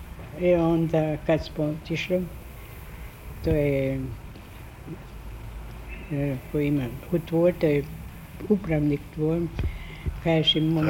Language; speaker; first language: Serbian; non-native, learner; German